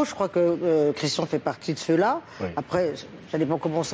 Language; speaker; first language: French; native; French